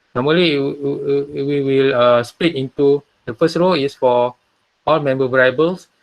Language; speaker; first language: English; non-native, local second language; Malay